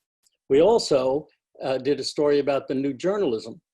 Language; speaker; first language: English; native; English